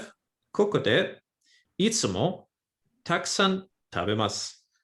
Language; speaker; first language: Japanese; non-native, fluent; English